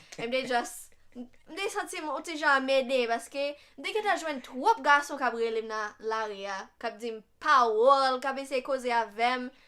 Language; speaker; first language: Haitian Creole; non-native, fluent; English